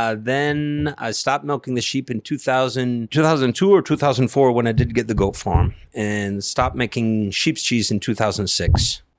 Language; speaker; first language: English; native; English